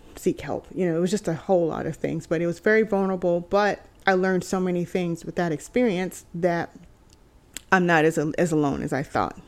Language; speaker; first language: English; native; English